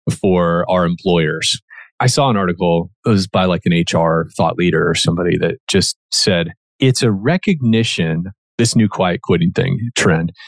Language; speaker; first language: English; native; English